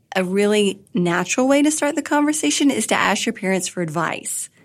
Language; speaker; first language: English; native; English